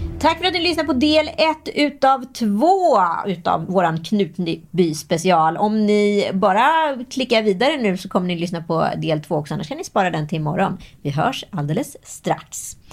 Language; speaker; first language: Swedish; native; Swedish